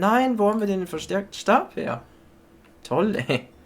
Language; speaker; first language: German; native; German